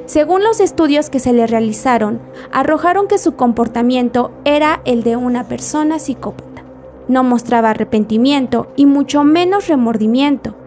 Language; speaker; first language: Spanish; native; Spanish